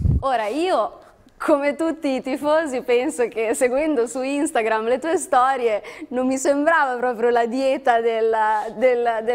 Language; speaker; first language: Italian; native; Italian